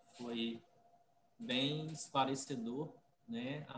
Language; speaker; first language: Portuguese; native; Portuguese